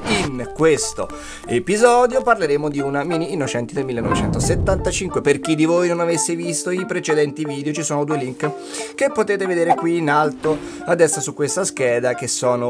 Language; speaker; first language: Italian; native; Italian